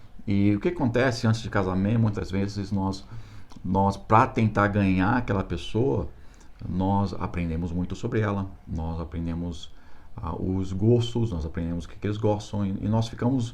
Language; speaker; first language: Portuguese; non-native, fluent; English